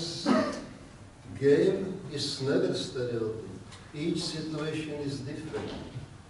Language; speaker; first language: English; non-native, learner; Czech